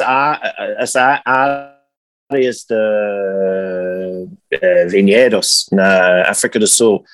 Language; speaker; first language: Portuguese; non-native, learner; English